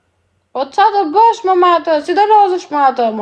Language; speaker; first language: Albanian; native; Albanian